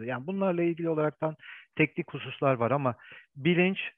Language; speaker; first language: Turkish; native; Turkish